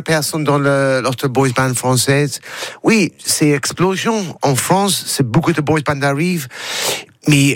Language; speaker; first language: French; non-native, learner; English